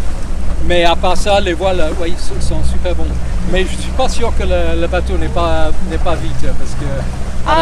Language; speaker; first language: French; non-native, fluent; English